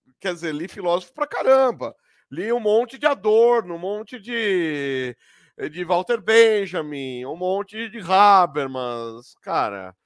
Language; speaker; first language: Portuguese; native; Portuguese